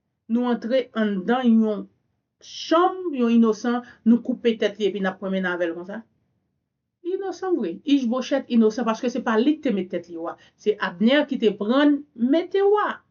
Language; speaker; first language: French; non-native, learner; Haitian Creole